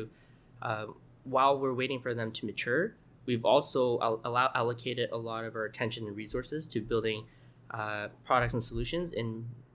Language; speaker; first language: English; native; English